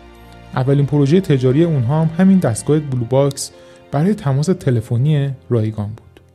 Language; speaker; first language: Persian; native; Persian